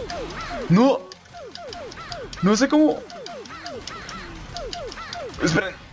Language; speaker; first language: Spanish; native; Spanish